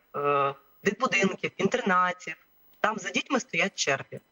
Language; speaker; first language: Ukrainian; native; Ukrainian